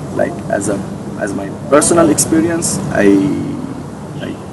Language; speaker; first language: English; non-native, fluent; Arabic